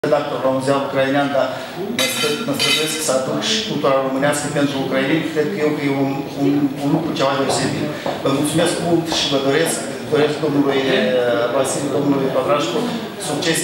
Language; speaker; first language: Romanian; non-native, local second language; Ukrainian